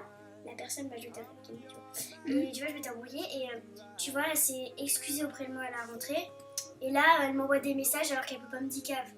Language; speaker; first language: French; native; French